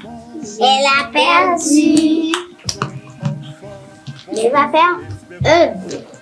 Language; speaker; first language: French; non-native, local second language; Haitian Creole